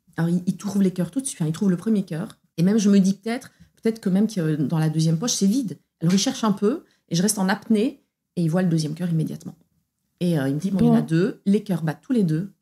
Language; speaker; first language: French; native; French